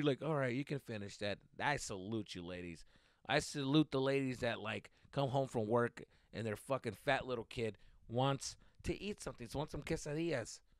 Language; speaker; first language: English; early bilingual, other home language; Spanish